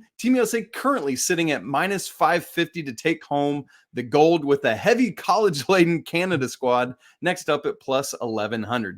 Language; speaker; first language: English; native; English